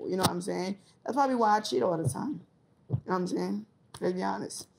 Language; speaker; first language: English; early bilingual, other home language; Haitian Creole